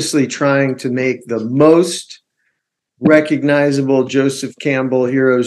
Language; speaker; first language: English; native; English